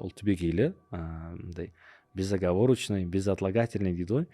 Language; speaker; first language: Russian; non-native, local second language; Kazakh